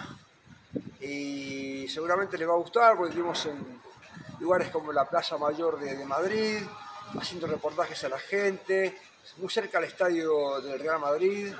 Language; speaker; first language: Spanish; native; Spanish